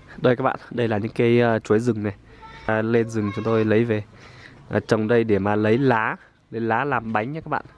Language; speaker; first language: Vietnamese; non-native, local second language; Iu Mien